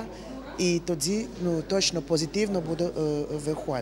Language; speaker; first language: Ukrainian; non-native, learner; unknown